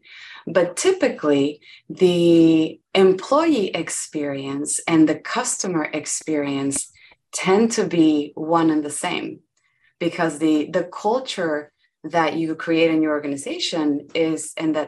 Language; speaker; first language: English; non-native, fluent; Spanish